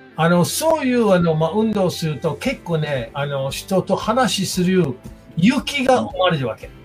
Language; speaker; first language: Japanese; non-native, fluent; English